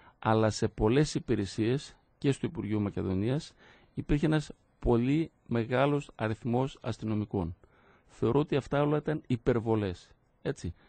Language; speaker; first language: Greek; native; Greek